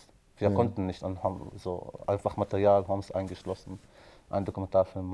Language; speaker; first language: German; non-native, fluent; Arabic